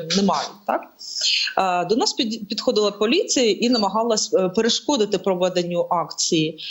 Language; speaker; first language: Ukrainian; native; Ukrainian